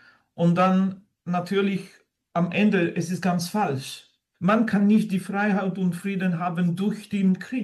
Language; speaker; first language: German; non-native, learner; French